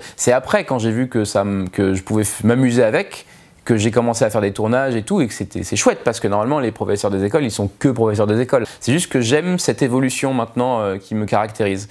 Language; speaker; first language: French; native; French